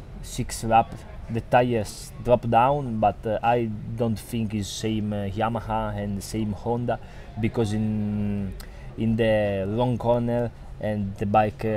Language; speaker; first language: English; non-native, learner; Italian